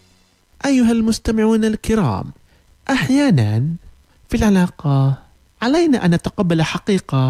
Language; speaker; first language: Arabic; non-native, fluent; Indonesian